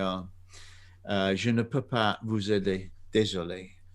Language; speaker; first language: French; non-native, fluent; English